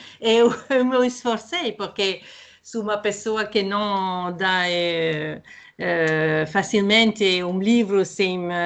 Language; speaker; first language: Portuguese; non-native, fluent; French